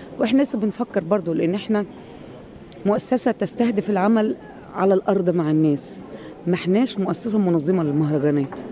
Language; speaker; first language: Arabic; native; Arabic